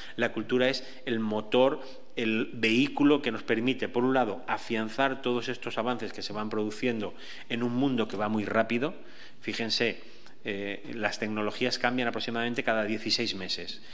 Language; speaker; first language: Spanish; native; Spanish